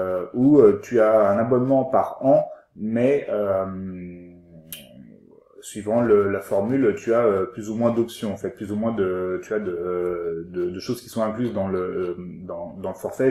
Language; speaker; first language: French; native; French